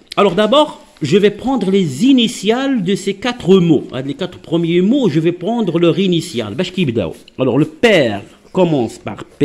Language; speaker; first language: French; non-native, local second language; Arabic